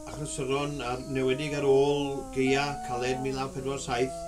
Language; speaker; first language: Welsh; native; Welsh